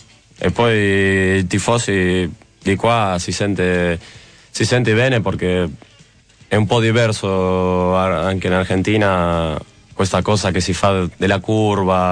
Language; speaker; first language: Italian; non-native, fluent; Spanish